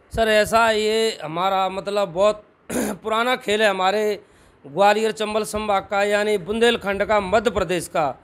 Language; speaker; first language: Hindi; native; Hindi